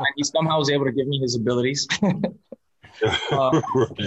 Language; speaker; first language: English; early bilingual, other home language; Spanish